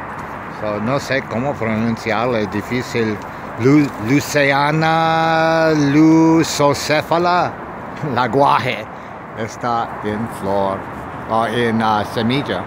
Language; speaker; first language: Spanish; non-native, learner; English